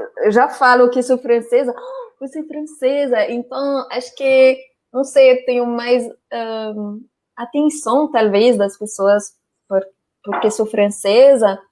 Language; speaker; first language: Portuguese; non-native, fluent; French